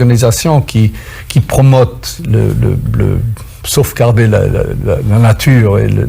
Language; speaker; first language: French; non-native, fluent; English